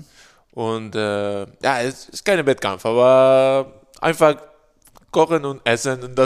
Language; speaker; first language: German; non-native, learner; Spanish